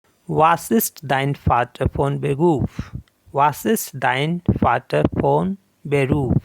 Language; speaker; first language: German; non-native, learner; Hindi